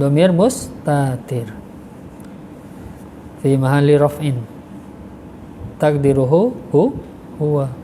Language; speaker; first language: Arabic; non-native, fluent; Indonesian